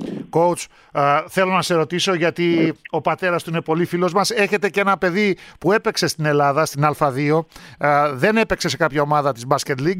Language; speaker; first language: Greek; native; Greek